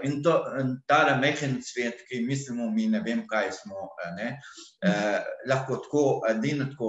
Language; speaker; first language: Slovenian; non-native, fluent; Arabic